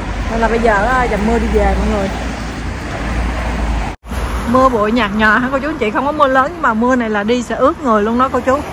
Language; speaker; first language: Vietnamese; native; Vietnamese